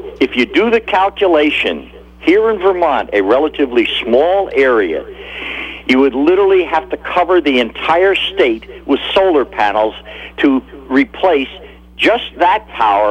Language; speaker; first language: English; native; English